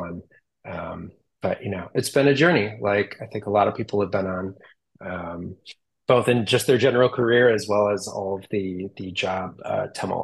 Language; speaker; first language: English; native; English